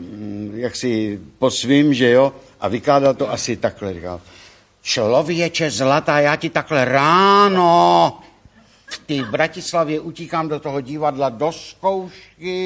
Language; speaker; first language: Czech; native; Czech